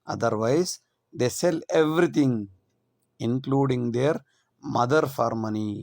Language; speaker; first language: English; non-native, local second language; Kannada